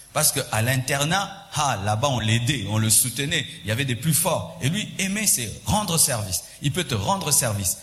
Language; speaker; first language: French; non-native, local second language; Swahili